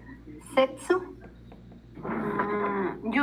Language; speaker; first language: Japanese; non-native, learner; Spanish